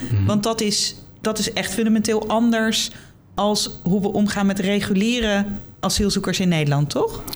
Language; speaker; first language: Dutch; native; Dutch